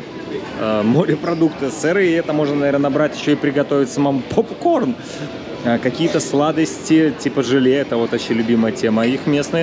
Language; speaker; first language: Russian; native; Russian